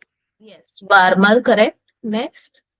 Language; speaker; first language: English; non-native, local second language; Hindi